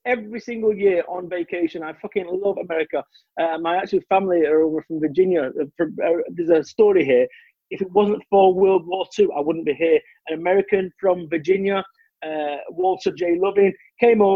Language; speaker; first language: English; native; English